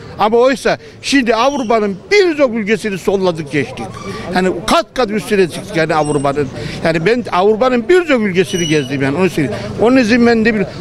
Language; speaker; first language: Turkish; native; Turkish